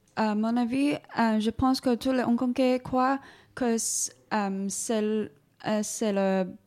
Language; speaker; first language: French; non-native, learner; Cantonese